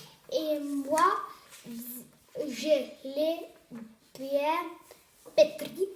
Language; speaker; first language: French; non-native, learner; Dutch